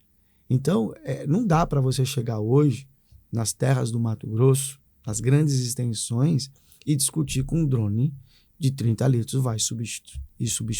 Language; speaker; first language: Portuguese; native; Portuguese